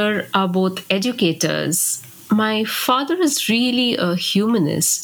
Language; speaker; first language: English; non-native, local second language; Bangla